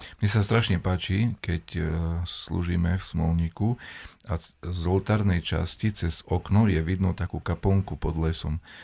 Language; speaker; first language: Slovak; native; Slovak